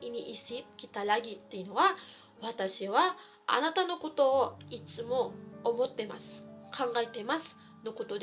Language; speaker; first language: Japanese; non-native, fluent; Filipino